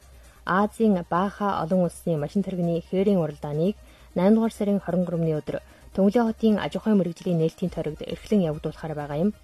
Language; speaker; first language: Mongolian; native; Mongolian